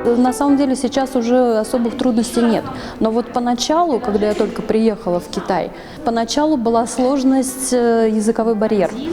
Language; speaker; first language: Russian; native; Russian